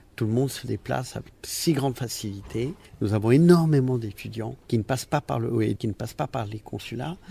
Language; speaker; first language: French; non-native, fluent; Spanish